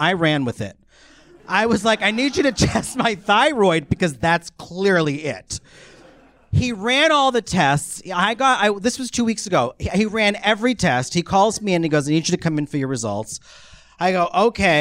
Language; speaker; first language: English; native; English